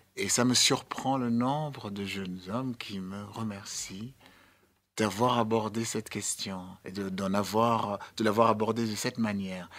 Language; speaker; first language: French; non-native, fluent; English